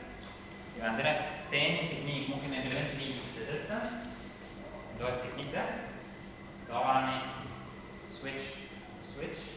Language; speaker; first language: Arabic; native; Arabic